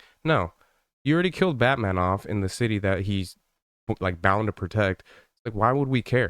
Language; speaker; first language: English; native; English